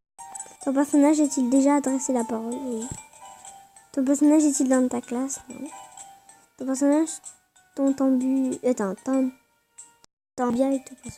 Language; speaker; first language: French; native; French